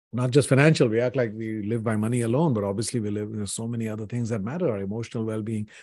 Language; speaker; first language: English; non-native, local second language; Hindi